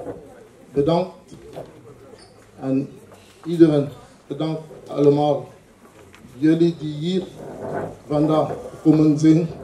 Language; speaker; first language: Dutch; non-native, learner; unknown